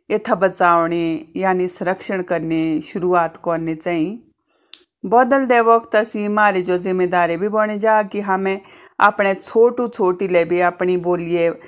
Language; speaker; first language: Hindi; native; Hindi